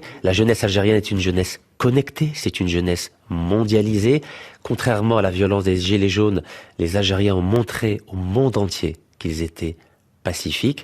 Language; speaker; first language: French; native; French